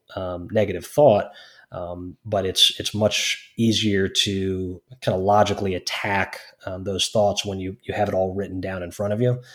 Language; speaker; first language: English; native; English